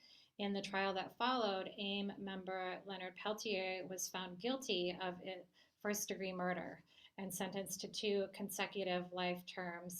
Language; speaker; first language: English; native; English